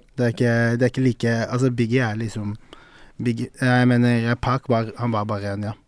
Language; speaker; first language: Norwegian; early bilingual, other home language; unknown